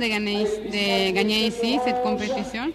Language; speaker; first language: French; non-native, learner; Spanish